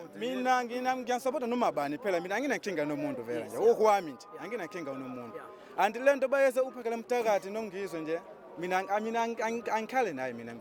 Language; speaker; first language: Zulu; non-native, fluent; Nyanja